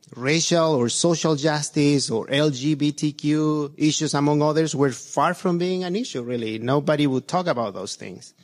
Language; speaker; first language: English; non-native, fluent; Spanish